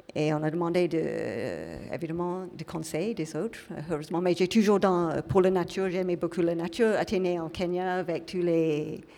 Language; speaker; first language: French; non-native, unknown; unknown